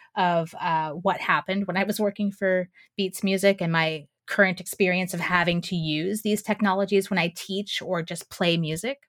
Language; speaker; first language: English; native; English